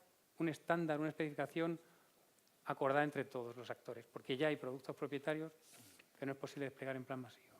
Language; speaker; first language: Spanish; native; Spanish